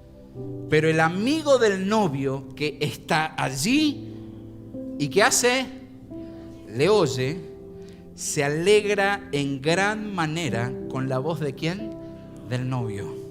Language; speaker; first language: Spanish; native; Spanish